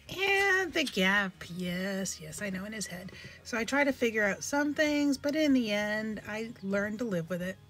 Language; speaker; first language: English; native; English